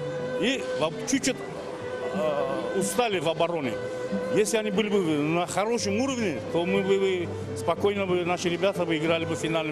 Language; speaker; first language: Russian; non-native, local second language; Tajik